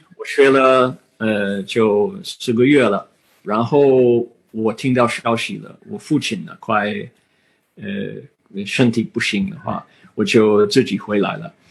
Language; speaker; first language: Chinese; non-native, fluent; English